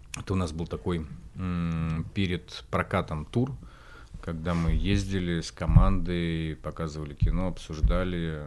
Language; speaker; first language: Russian; native; Russian